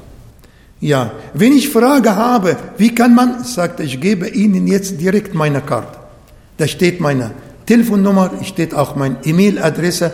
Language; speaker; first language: German; non-native, fluent; Arabic